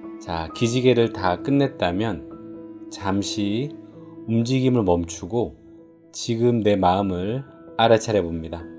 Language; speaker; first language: Korean; native; Korean